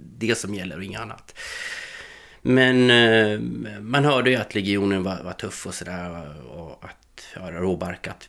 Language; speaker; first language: Swedish; native; Swedish